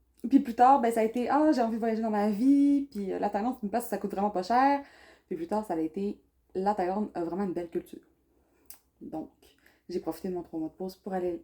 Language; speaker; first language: French; native; French